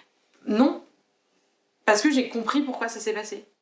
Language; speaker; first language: French; native; French